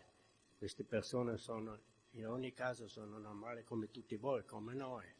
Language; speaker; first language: Italian; non-native, fluent; German